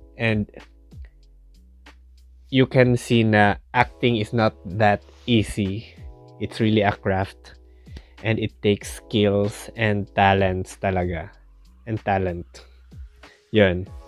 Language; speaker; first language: English; non-native, local second language; Filipino